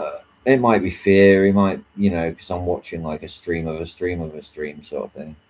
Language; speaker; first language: English; native; English